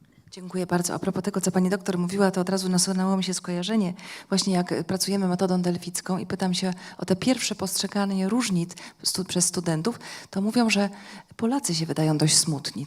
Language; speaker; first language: Polish; native; Polish